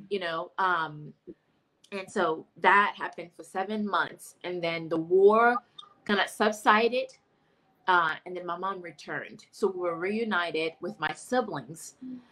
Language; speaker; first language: English; non-native, fluent; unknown